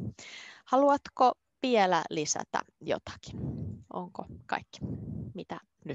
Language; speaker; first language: Finnish; native; Finnish